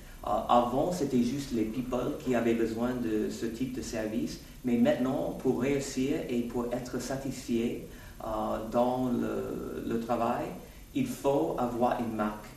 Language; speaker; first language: French; non-native, fluent; English